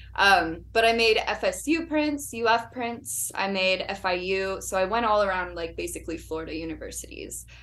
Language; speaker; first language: English; native; English